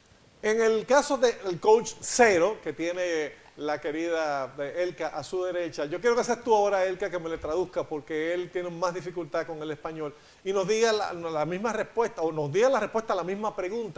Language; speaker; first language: Spanish; native; Spanish